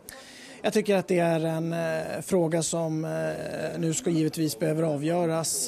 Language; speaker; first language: Swedish; native; Swedish